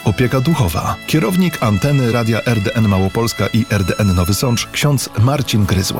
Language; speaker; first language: Polish; native; Polish